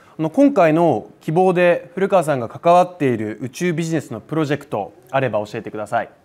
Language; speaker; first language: Japanese; native; Japanese